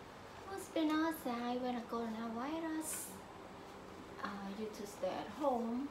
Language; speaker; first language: English; non-native, learner; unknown